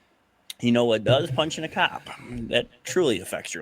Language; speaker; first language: English; native; English